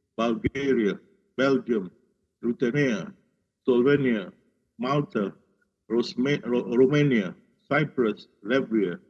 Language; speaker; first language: English; non-native, local second language; Malay